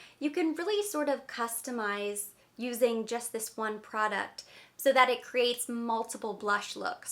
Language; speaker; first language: English; native; English